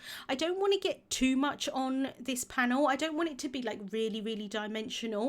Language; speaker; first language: English; native; English